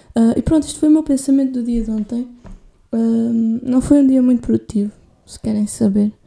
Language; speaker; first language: Portuguese; native; Portuguese